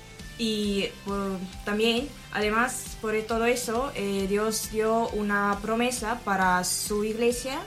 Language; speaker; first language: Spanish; non-native, learner; Ukrainian